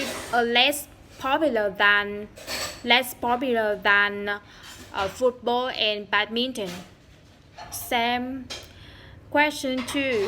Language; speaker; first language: English; non-native, learner; Vietnamese